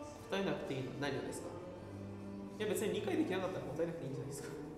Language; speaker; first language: Japanese; native; Japanese